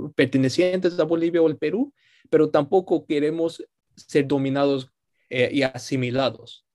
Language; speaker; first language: Spanish; early bilingual, heritage; Spanish